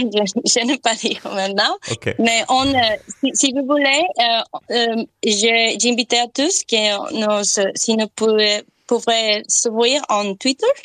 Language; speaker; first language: French; non-native, learner; Spanish